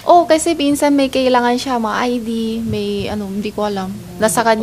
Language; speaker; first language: Filipino; non-native, learner; Chinese